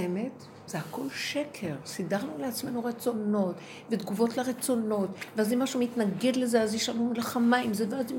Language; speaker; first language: Hebrew; native; Hebrew